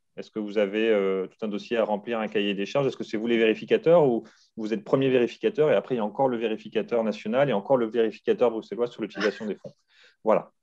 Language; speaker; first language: French; native; French